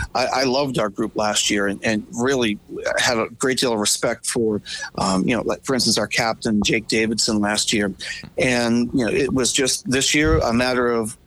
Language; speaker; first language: English; native; English